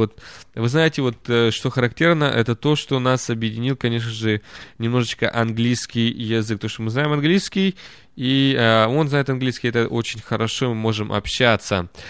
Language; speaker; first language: Russian; native; Russian